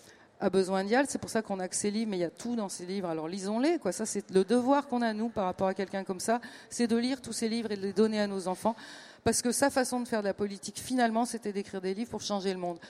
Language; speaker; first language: French; native; French